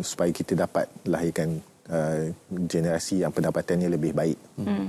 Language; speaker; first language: Malay; native; Malay